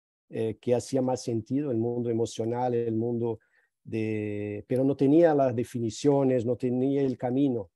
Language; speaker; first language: Spanish; non-native, fluent; Portuguese